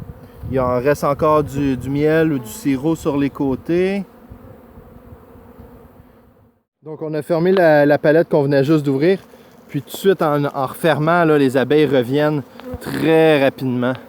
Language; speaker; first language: French; native; French